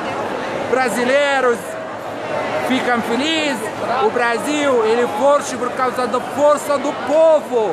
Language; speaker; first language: Portuguese; non-native, learner; Arabic